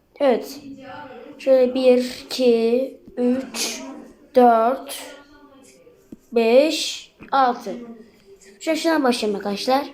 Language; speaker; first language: Turkish; native; Turkish